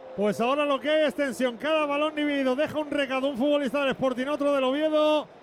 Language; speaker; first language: Spanish; native; Spanish